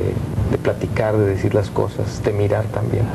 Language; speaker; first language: Spanish; native; Spanish